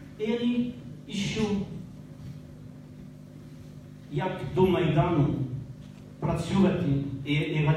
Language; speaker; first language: Ukrainian; non-native, learner; French